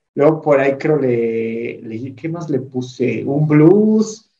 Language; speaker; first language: Spanish; native; Spanish